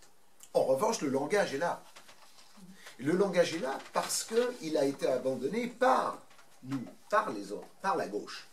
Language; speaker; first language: French; native; French